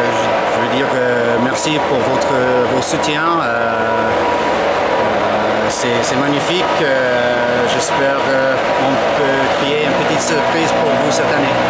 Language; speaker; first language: French; non-native, fluent; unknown